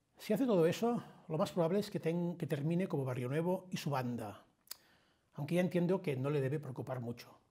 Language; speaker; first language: Spanish; non-native, local second language; Catalan